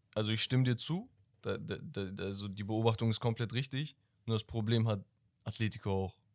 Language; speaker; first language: German; early bilingual, other home language; Turkish